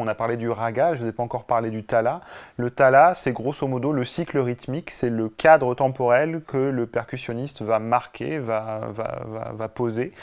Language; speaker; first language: French; native; French